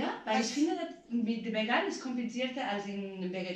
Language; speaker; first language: German; non-native, learner; Spanish